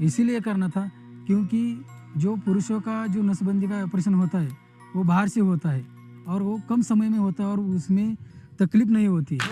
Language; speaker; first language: Hindi; non-native, local second language; Marathi